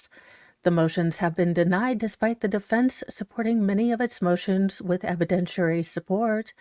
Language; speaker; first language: English; native; English